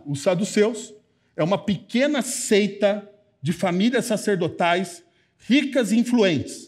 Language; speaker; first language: Portuguese; native; Portuguese